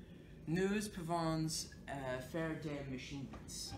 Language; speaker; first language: French; non-native, learner; English